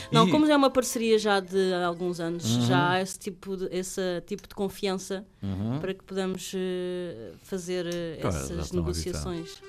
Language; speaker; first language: Portuguese; native; Portuguese